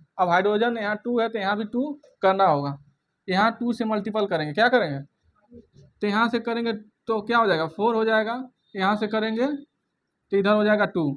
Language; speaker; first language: Hindi; native; Hindi